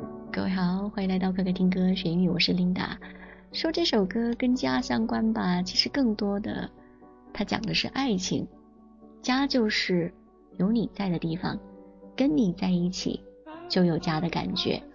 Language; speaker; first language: Chinese; native; Chinese